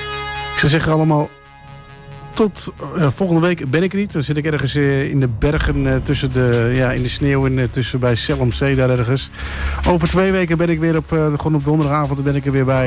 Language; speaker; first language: Dutch; native; Dutch